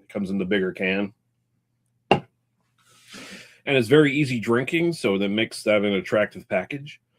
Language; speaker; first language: English; native; English